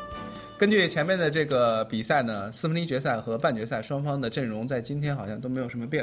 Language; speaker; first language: Chinese; native; Chinese